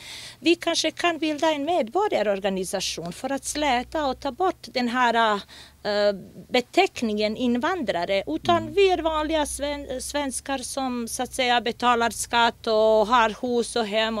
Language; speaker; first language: Swedish; non-native, fluent; Bosnian